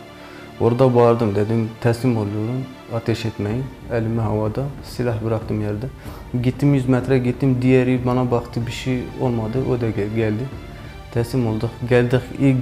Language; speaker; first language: Turkish; non-native, learner; Kurdish